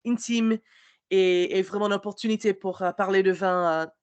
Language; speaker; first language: French; non-native, learner; English